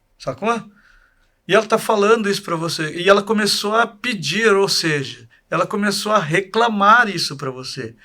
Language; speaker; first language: Portuguese; native; Portuguese